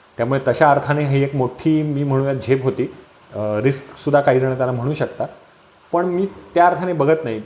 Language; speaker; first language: Marathi; native; Marathi